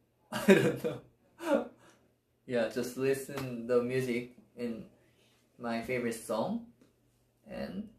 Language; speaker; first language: English; non-native, learner; Korean